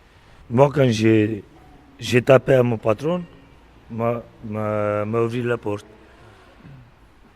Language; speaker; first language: French; non-native, learner; Romanian